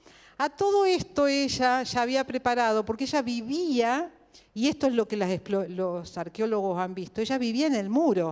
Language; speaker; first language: Spanish; native; Spanish